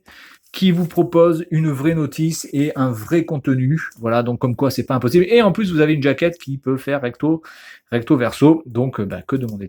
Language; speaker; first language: French; native; French